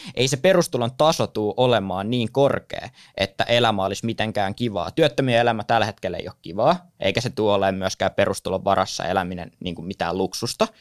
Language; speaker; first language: Finnish; native; Finnish